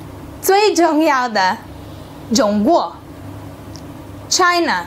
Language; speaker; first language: Chinese; non-native, learner; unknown